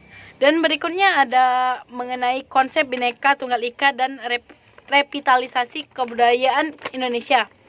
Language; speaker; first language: Indonesian; native; Indonesian